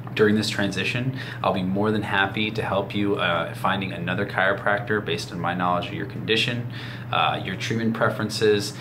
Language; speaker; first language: English; native; English